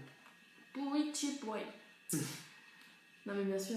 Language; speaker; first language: French; native; French